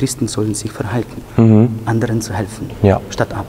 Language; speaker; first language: German; non-native, fluent; Ukrainian